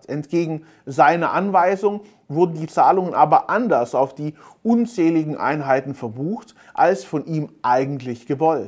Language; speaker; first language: German; native; German